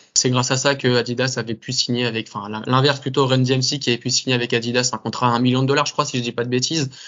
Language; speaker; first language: French; native; French